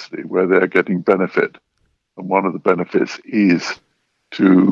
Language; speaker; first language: English; native; English